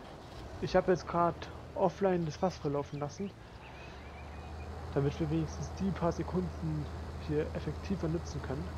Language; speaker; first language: German; native; German